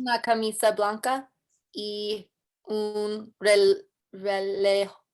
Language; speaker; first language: Spanish; non-native, learner; English